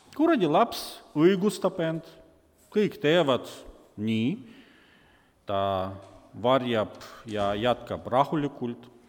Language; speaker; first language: Estonian; non-native, local second language; Russian